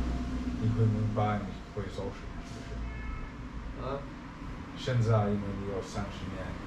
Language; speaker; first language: Chinese; non-native, learner; English